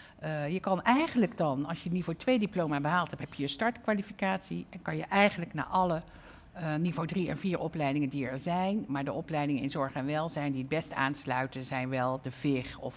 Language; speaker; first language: Dutch; native; Dutch